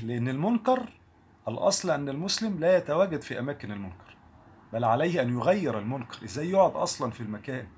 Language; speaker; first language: Arabic; native; Arabic